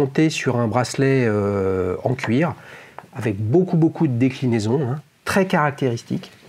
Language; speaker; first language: French; native; French